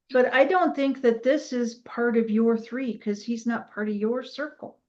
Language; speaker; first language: English; native; English